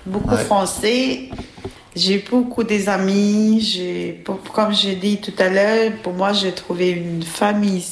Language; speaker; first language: French; non-native, learner; Albanian